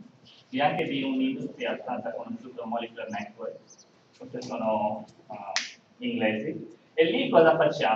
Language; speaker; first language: Italian; non-native, learner; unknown